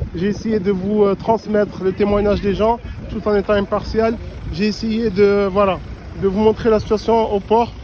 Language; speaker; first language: French; non-native, local second language; Arabic